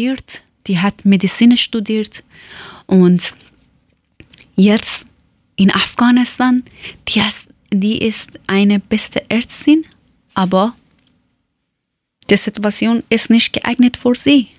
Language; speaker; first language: German; non-native, learner; Persian